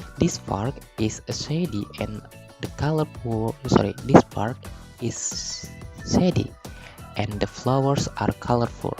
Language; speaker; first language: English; non-native, learner; Indonesian